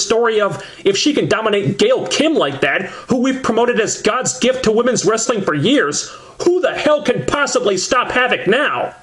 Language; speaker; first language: English; native; English